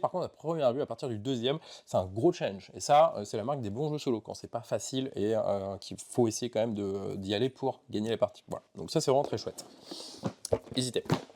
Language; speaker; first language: French; native; French